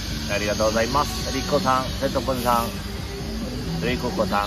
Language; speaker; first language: Korean; native; Korean